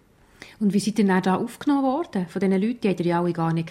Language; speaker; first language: German; native; German